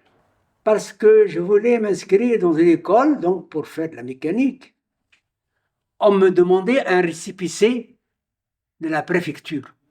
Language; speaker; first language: French; non-native, local second language; Arabic